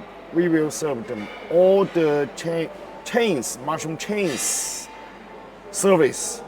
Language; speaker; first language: English; non-native, learner; Chinese